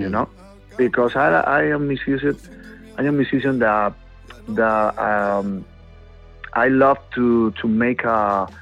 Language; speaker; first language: English; non-native, learner; Spanish